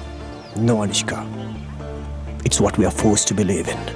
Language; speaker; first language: English; non-native, local second language; Sinhala